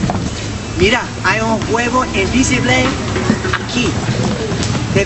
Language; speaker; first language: Spanish; non-native, learner; English